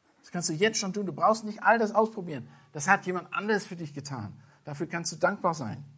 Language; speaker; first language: German; non-native, fluent; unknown